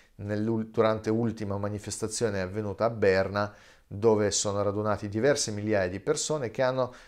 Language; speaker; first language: Italian; native; Italian